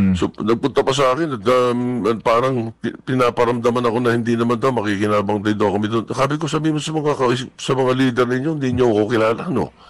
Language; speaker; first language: Filipino; native; Filipino